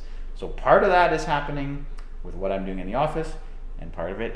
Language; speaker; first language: English; native; English